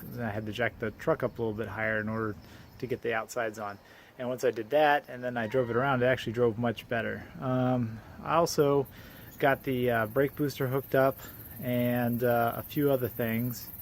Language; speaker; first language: English; native; English